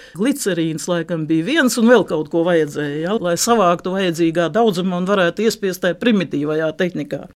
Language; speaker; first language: Latvian; native; Latvian